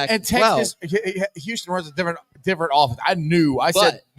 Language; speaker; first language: English; native; English